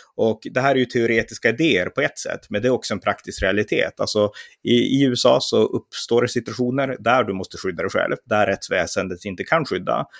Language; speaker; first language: Swedish; native; Swedish